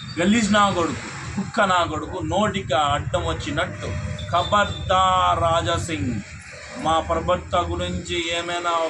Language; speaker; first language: Telugu; non-native, local second language; Urdu